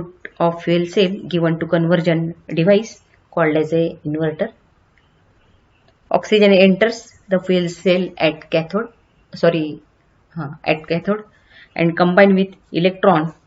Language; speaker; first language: English; non-native, local second language; Marathi